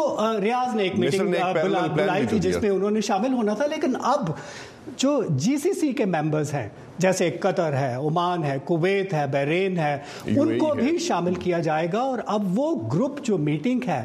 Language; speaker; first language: Urdu; native; Urdu